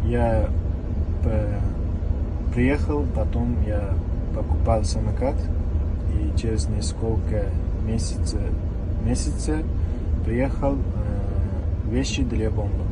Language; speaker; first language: Russian; non-native, learner; Uzbek